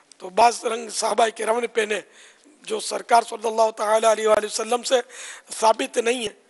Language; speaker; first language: Urdu; non-native, local second language; Memoni